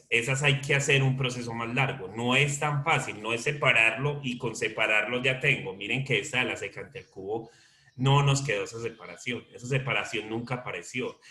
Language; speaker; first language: Spanish; native; Spanish